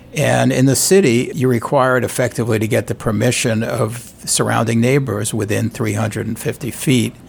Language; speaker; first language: English; native; English